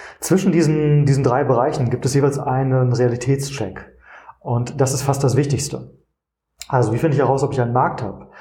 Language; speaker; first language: German; native; German